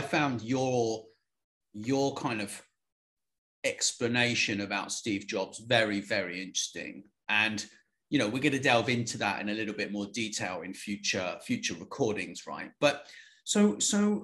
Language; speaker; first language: English; native; English